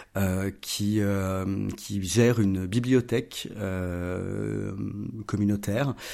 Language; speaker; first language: French; native; French